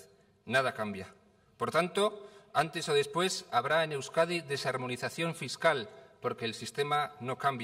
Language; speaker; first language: Spanish; native; Spanish